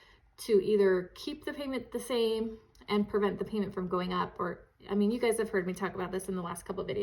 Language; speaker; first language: English; native; English